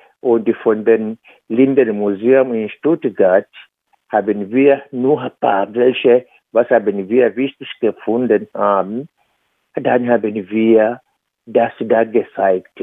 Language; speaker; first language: German; non-native, fluent; Swahili